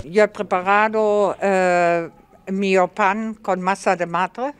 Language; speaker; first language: Spanish; non-native, learner; German